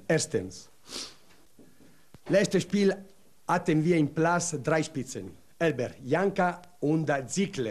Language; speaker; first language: German; non-native, learner; Italian